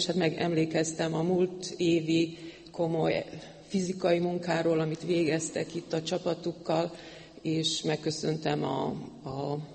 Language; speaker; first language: Hungarian; native; Hungarian